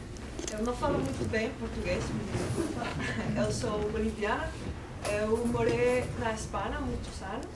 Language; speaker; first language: Portuguese; non-native, learner; Spanish